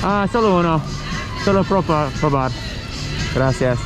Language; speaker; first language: Spanish; non-native, learner; English